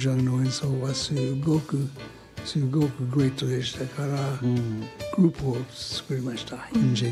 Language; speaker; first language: Japanese; non-native, learner; English